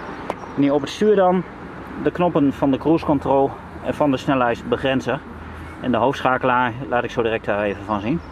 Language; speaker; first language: Dutch; native; Dutch